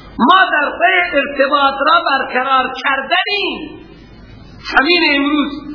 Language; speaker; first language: Persian; non-native, local second language; Baluchi